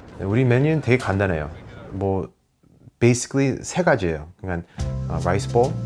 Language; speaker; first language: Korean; early bilingual, heritage; English